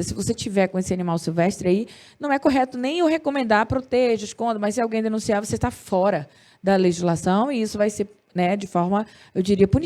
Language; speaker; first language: Portuguese; native; Portuguese